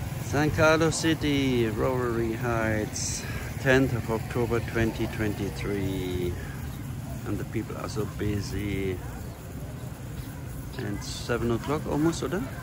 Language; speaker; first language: English; non-native, fluent; German